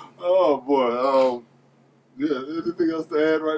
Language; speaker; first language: English; native; English